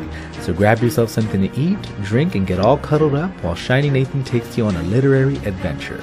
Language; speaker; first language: English; native; English